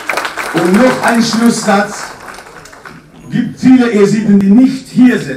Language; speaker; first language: German; non-native, fluent; Kurdish